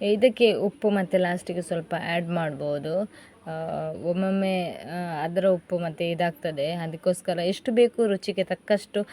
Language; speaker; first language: Kannada; native; Kannada